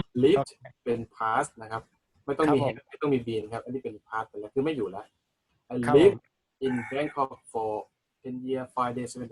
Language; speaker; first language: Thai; native; Thai